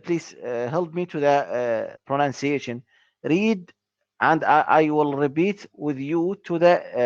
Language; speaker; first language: English; non-native, learner; Arabic